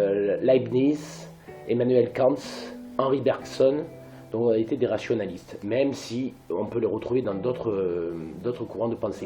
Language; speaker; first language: French; native; French